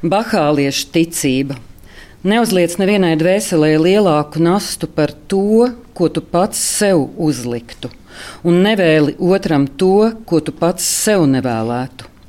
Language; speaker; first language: Latvian; native; Latvian